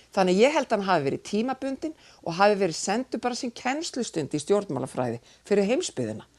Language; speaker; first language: Icelandic; native; Icelandic